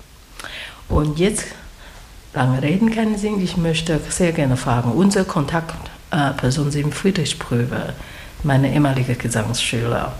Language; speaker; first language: German; non-native, learner; Chinese